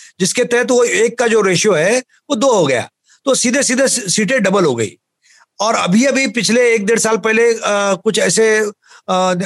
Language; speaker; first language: Hindi; native; Hindi